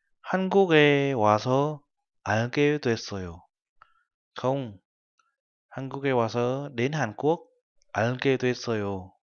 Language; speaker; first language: Korean; non-native, fluent; Vietnamese